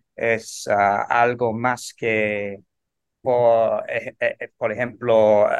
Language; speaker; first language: Spanish; non-native, learner; English